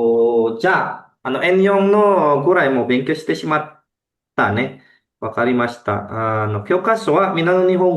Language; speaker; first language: Japanese; non-native, fluent; Indonesian